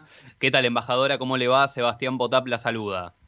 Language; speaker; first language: Spanish; native; Spanish